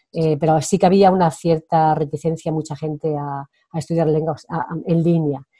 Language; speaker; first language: Spanish; native; Spanish